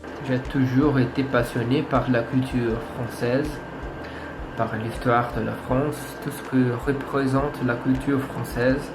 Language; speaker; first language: French; non-native, fluent; Portuguese